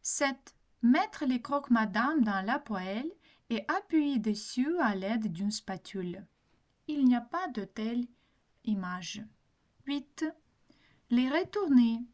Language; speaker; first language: French; non-native, fluent; Ukrainian